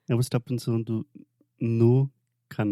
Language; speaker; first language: Portuguese; non-native, fluent; English